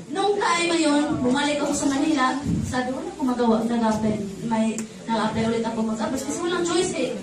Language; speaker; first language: Filipino; non-native, local second language; Cebuano